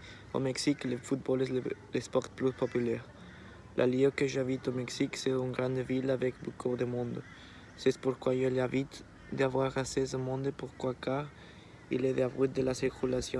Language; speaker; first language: French; non-native, learner; Spanish